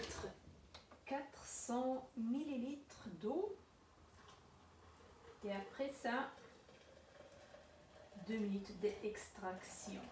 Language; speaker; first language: French; non-native, learner; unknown